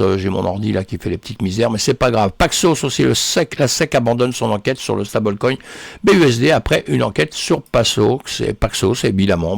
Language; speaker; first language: French; native; French